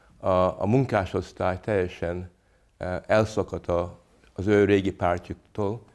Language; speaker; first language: Hungarian; early bilingual, other home language; English